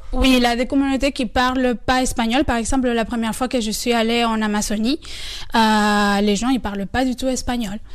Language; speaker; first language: French; non-native, fluent; Spanish